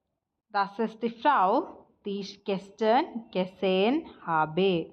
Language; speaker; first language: German; non-native, learner; Malayalam